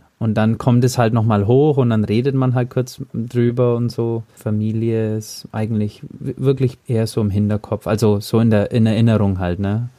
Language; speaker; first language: German; early bilingual, heritage; German